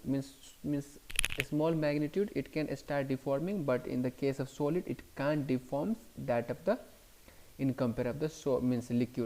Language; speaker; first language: English; non-native, local second language; Hindi